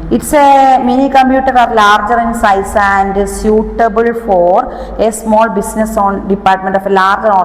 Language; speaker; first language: English; non-native, local second language; Malayalam